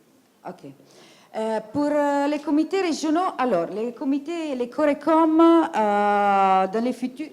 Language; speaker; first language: French; non-native, fluent; Italian